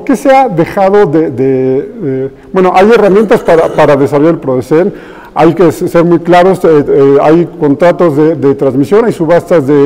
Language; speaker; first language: Spanish; native; Spanish